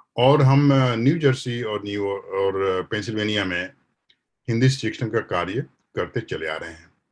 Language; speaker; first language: Hindi; native; Hindi